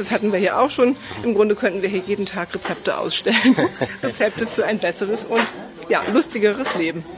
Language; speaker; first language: German; native; German